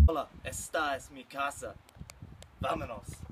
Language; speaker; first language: Spanish; non-native, learner; English